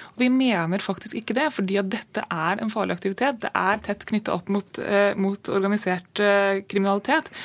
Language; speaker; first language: Norwegian; native; Norwegian